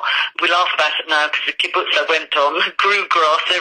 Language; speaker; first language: English; native; English